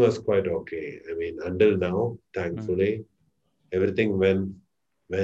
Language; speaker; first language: English; non-native, local second language; Malayalam